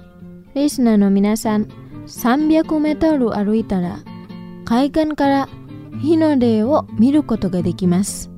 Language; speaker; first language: Japanese; non-native, fluent; Indonesian